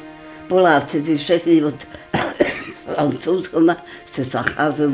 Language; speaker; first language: Czech; non-native, local second language; German